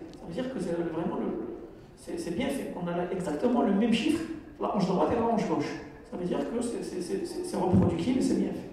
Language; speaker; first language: French; non-native, local second language; Arabic